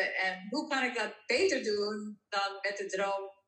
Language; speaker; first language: Dutch; non-native, fluent; English